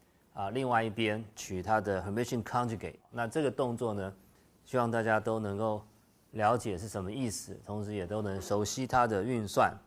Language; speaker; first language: Chinese; native; Chinese